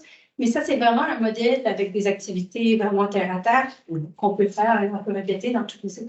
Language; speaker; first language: French; native; French